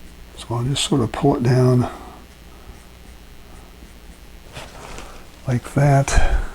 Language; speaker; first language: English; native; English